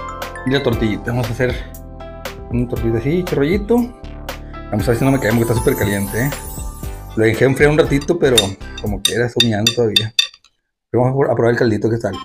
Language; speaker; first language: Spanish; native; Spanish